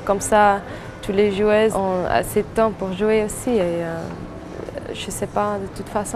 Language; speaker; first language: French; non-native, fluent; German